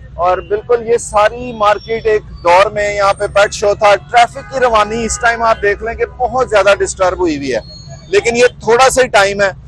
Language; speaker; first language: Urdu; non-native, local second language; Punjabi